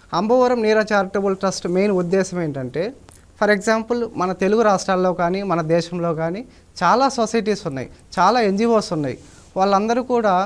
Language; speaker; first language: Telugu; native; Telugu